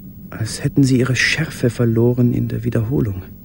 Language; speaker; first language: German; native; German